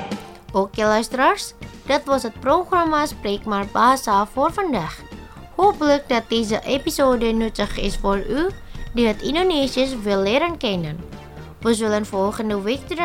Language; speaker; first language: Dutch; non-native, fluent; Indonesian